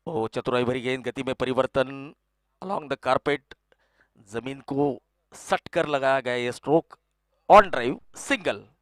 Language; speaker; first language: Hindi; non-native, local second language; Marathi